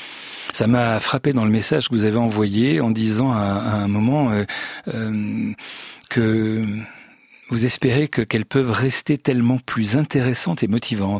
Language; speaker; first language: French; native; French